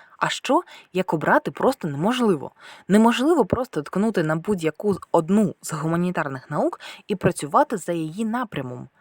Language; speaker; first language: Ukrainian; native; Ukrainian